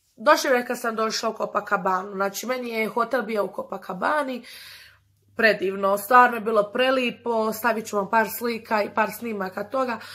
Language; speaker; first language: Croatian; early bilingual, other home language; Portuguese